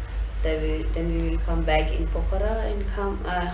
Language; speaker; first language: English; non-native, learner; Tibetan